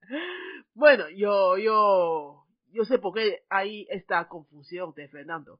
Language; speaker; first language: Spanish; non-native, fluent; Chinese